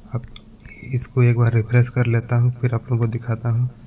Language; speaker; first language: Hindi; native; Hindi